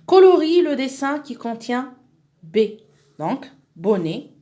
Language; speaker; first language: French; non-native, local second language; Arabic